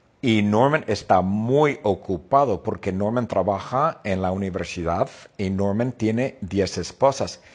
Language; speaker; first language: Spanish; non-native, fluent; English